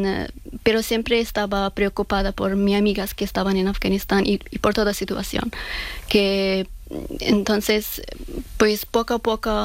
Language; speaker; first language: Spanish; non-native, learner; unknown